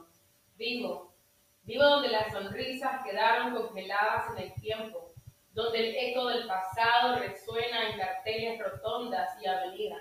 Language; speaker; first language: English; non-native, learner; Spanish